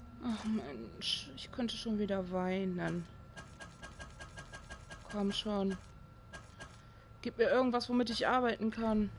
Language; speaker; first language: German; native; German